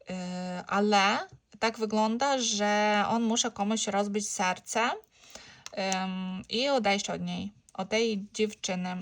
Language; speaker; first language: Polish; non-native, learner; Ukrainian